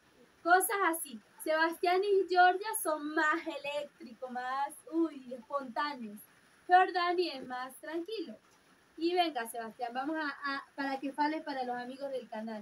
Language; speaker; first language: Spanish; non-native, fluent; Portuguese